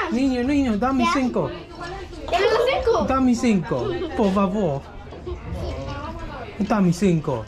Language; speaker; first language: Spanish; non-native, learner; English